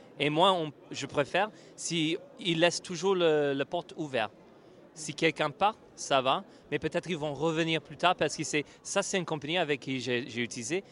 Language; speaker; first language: French; non-native, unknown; English